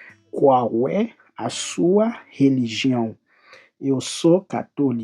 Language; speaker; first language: Portuguese; non-native, learner; Haitian Creole